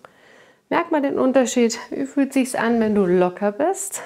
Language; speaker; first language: German; native; German